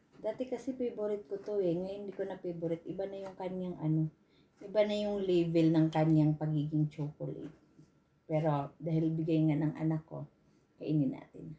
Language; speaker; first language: Filipino; native; Filipino